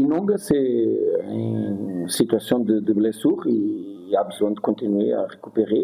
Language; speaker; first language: French; non-native, fluent; Portuguese